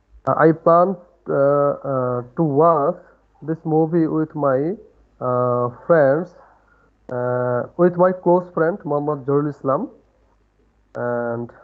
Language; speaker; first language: English; non-native, learner; Bangla